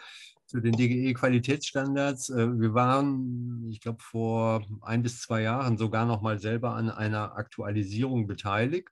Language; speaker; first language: German; native; German